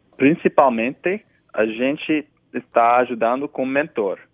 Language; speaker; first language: Spanish; non-native, learner; Portuguese